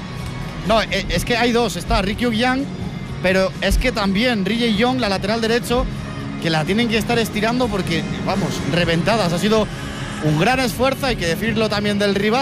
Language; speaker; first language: Spanish; native; Spanish